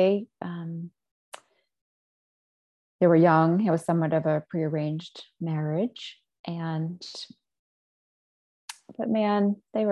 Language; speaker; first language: English; native; English